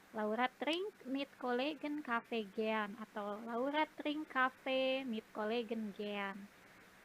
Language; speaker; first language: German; non-native, fluent; Indonesian